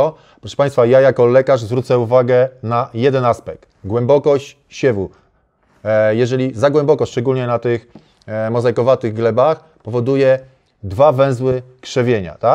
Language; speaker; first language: Polish; native; Polish